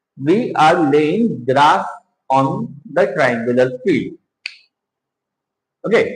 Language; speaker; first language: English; non-native, local second language; Hindi